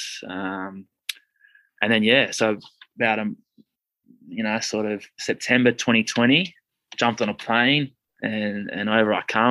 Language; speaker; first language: English; native; English